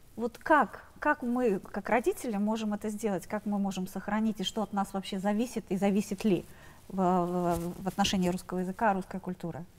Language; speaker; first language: Russian; native; Russian